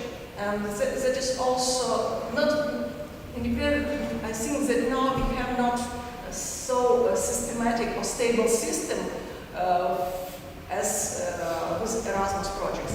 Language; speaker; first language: English; non-native, learner; Ukrainian